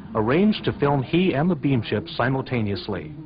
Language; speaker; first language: English; native; English